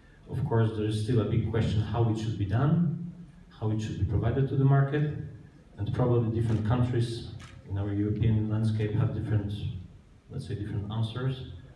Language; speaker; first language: English; non-native, fluent; Polish